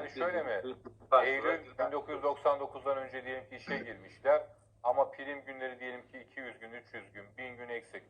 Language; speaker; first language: Turkish; native; Turkish